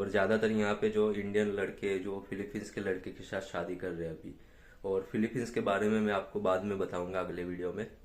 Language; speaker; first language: Hindi; non-native, local second language; Gujarati